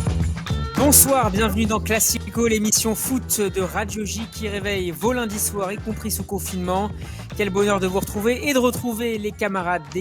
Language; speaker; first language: French; native; French